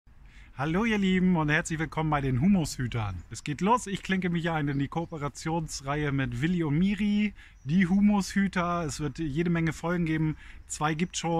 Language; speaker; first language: German; native; German